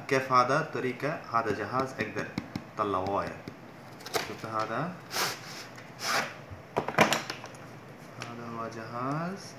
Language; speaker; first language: Arabic; non-native, learner; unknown